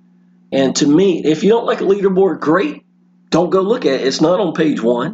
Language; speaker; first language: English; native; English